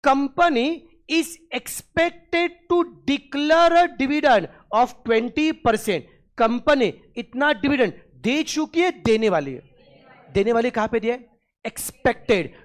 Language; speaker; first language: Hindi; non-native, local second language; Marathi